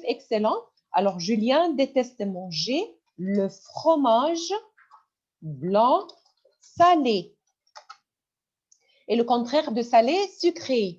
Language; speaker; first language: French; non-native, fluent; Arabic